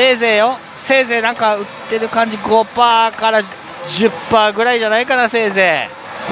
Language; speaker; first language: Japanese; native; Japanese